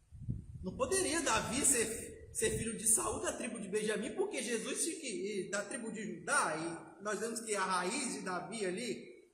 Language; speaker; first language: Portuguese; native; Portuguese